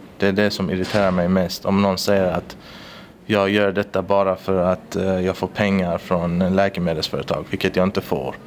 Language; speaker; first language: Swedish; early bilingual, other home language; Persian